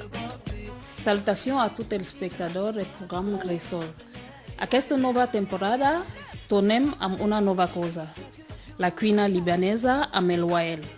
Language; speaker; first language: Catalan; non-native, fluent; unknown